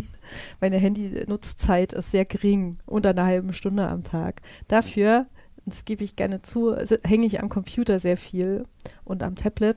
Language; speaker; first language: German; native; German